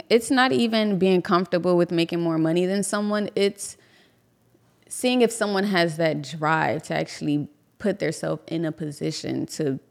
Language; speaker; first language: English; native; English